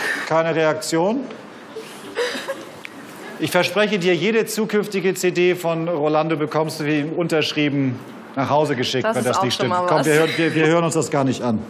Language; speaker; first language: German; native; German